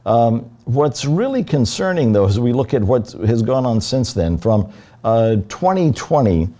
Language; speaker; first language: English; native; English